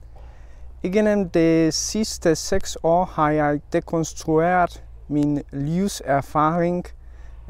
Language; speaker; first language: Danish; non-native, learner; Polish